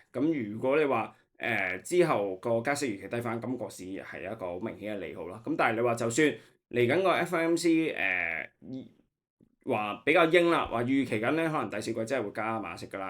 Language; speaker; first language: Cantonese; native; Cantonese